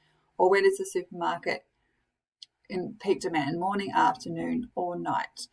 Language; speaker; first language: English; native; English